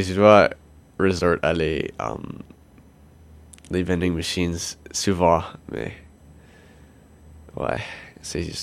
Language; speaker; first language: French; non-native, local second language; English